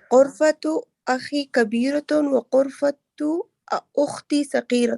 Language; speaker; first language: Arabic; non-native, learner; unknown